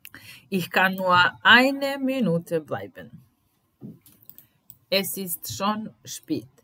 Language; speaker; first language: German; non-native, fluent; Italian